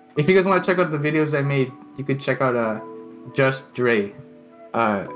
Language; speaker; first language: English; non-native, fluent; Filipino